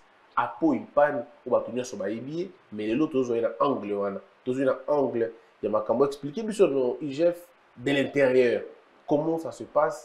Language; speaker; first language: French; non-native, local second language; Lingala